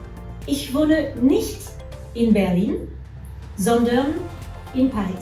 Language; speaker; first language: German; non-native, fluent; French